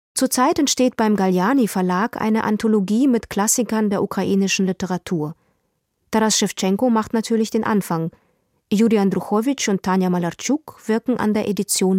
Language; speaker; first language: German; native; German